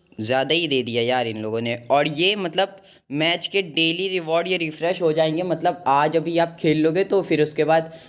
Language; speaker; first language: Hindi; native; Hindi